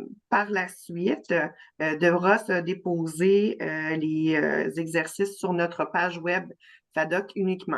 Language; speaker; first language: French; native; French